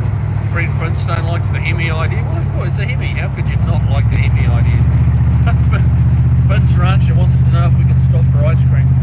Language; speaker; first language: English; native; English